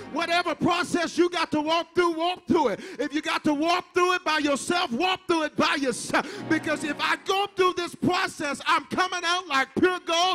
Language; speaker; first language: English; native; English